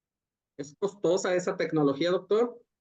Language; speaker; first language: Spanish; native; Spanish